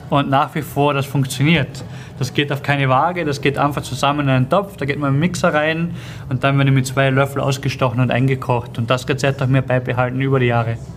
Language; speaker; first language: German; native; German